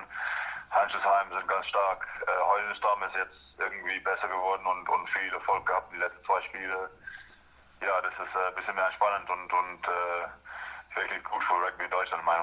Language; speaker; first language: German; non-native, fluent; Afrikaans